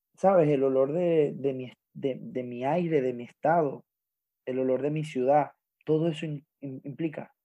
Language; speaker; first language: Spanish; native; Spanish